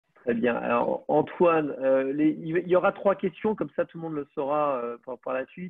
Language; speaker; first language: French; native; French